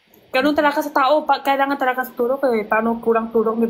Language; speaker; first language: Filipino; non-native, learner; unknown